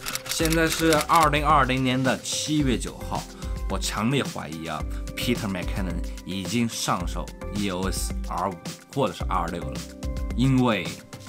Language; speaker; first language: Chinese; native; Chinese